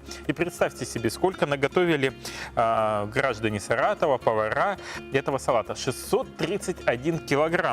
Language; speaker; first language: Russian; native; Russian